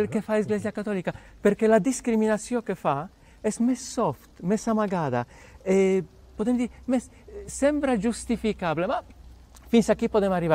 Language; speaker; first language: Catalan; non-native, fluent; Polish